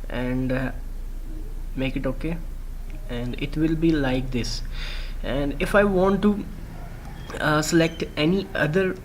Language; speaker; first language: English; non-native, local second language; Urdu